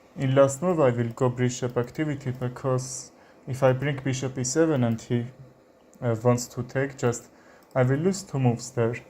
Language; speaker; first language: English; non-native, learner; Armenian